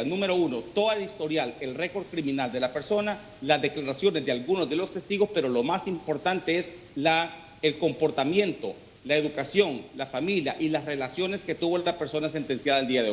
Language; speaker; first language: Spanish; native; Spanish